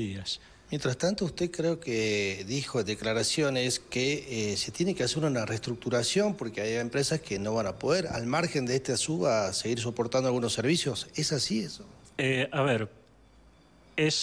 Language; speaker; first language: Spanish; native; Spanish